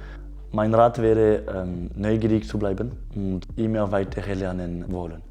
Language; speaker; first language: German; non-native, local second language; French